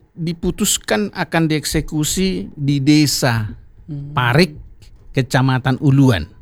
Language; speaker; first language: Indonesian; non-native, local second language; Batak Toba